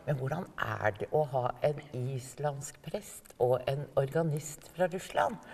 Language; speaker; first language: Norwegian; native; Norwegian